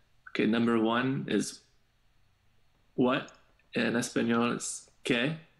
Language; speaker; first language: Spanish; non-native, learner; English